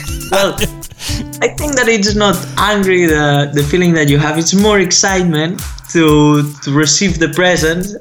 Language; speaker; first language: English; non-native, fluent; Spanish